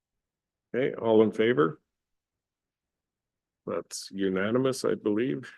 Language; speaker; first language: English; native; English